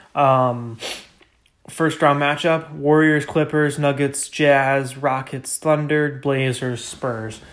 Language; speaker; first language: English; native; English